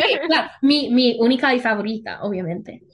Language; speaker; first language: Spanish; non-native, learner; English